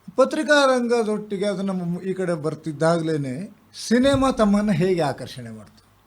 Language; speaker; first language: Kannada; native; Kannada